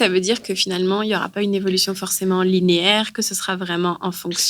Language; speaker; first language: French; native; French